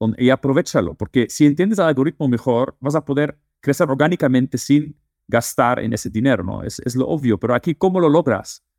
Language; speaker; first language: Spanish; non-native, fluent; Dutch